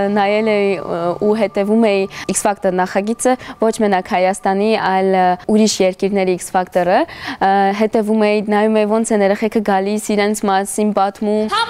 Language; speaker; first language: Armenian; early bilingual, heritage; Armenian